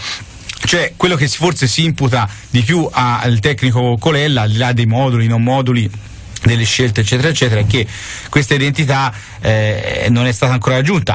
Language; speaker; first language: Italian; native; Italian